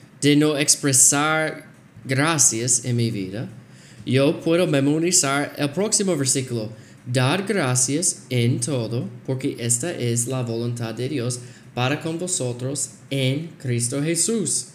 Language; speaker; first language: Spanish; non-native, fluent; English